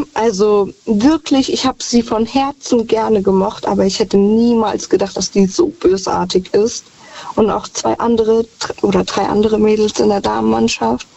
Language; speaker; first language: German; native; German